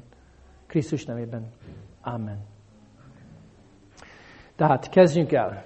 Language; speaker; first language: Hungarian; non-native, fluent; English